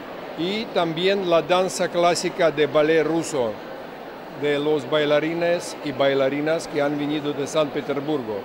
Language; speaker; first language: Spanish; non-native, fluent; Russian